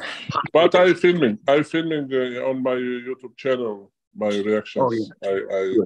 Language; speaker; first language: English; non-native, learner; Georgian